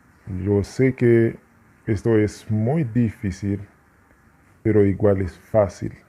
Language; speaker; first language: Spanish; non-native, fluent; Haitian Creole